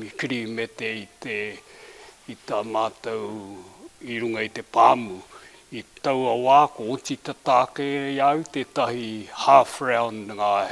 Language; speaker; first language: Māori; native; Māori